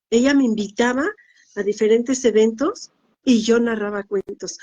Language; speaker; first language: Spanish; native; Spanish